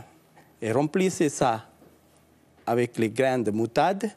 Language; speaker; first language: French; non-native, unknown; Sinhala